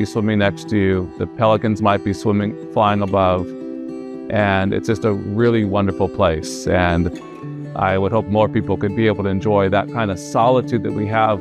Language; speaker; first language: English; native; English